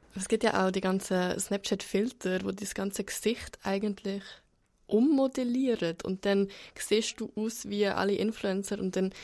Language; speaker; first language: German; native; German